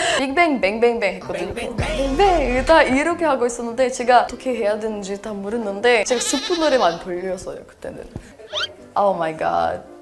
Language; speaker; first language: Korean; non-native, learner; English